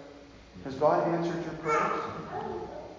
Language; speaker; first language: English; native; English